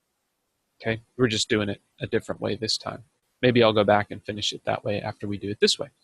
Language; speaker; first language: English; native; English